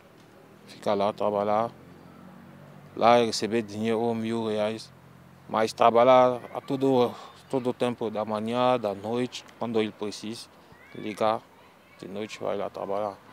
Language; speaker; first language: Portuguese; non-native, learner; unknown